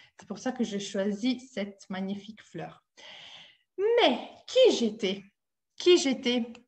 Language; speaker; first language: French; non-native, fluent; Italian